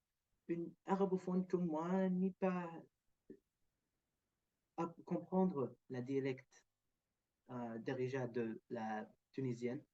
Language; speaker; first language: French; non-native, learner; Arabic